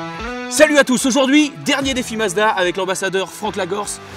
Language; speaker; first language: French; native; French